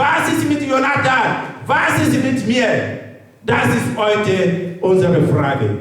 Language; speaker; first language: German; non-native, learner; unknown